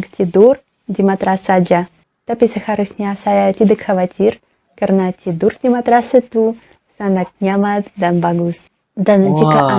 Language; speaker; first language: Indonesian; non-native, learner; Russian